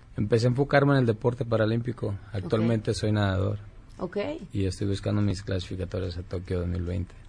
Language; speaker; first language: Spanish; native; Spanish